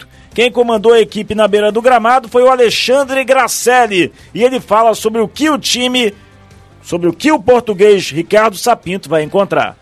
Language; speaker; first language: Portuguese; native; Portuguese